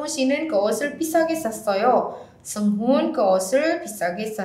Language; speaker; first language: Korean; non-native, fluent; Indonesian